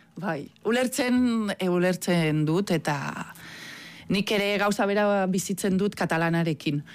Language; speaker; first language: Basque; non-native, fluent; Catalan